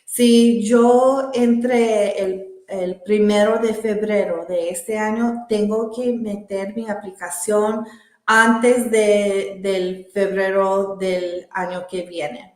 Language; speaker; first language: Spanish; early bilingual, heritage; Spanish